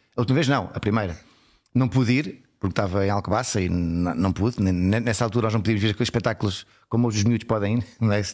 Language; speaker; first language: Portuguese; early bilingual, heritage; Portuguese